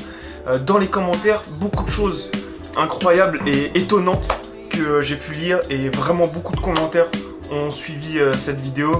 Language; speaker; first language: French; native; French